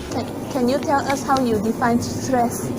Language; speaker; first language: English; non-native, learner; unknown